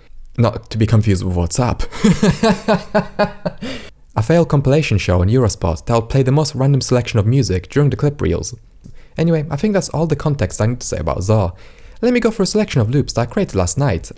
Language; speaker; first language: English; native; English